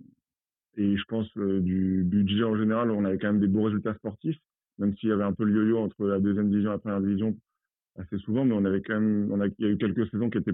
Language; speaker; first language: French; native; French